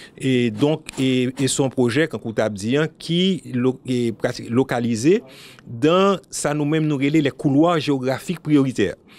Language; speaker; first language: French; non-native, local second language; Haitian Creole